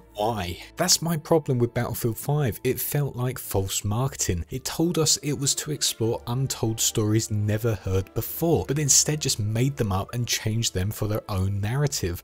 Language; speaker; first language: English; native; English